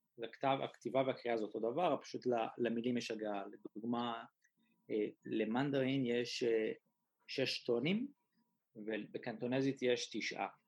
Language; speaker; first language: Hebrew; native; Hebrew